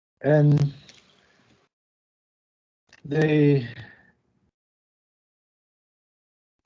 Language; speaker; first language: English; non-native, learner; Chinese